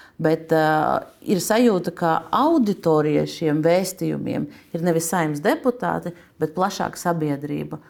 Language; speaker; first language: Latvian; non-native, local second language; Russian